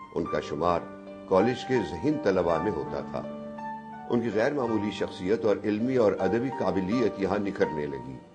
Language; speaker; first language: Urdu; native; Urdu